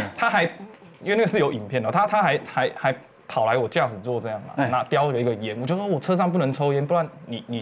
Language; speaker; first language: Chinese; native; Chinese